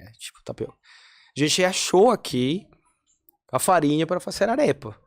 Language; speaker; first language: Portuguese; non-native, fluent; Spanish